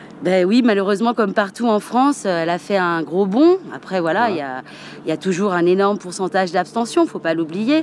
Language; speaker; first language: French; native; French